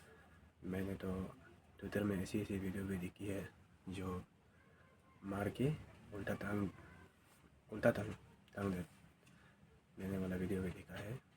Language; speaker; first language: Hindi; non-native, local second language; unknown